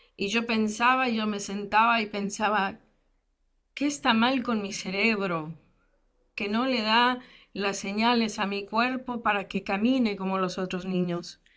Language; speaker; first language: Spanish; early bilingual, heritage; Spanish